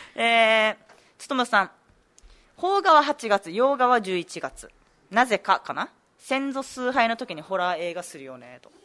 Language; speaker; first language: Japanese; native; Japanese